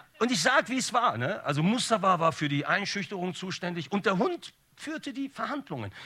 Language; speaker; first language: German; early bilingual, other home language; Turkish